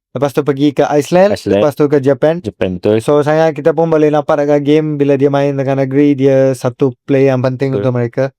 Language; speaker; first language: Malay; native; Malay